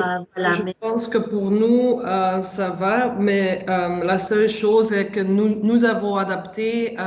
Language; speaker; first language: French; non-native, local second language; Dutch